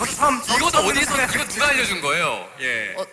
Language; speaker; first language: Korean; native; Korean